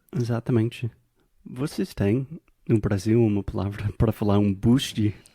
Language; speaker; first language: Portuguese; non-native, fluent; English